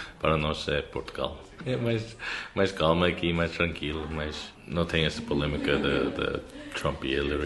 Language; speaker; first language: Portuguese; non-native, learner; English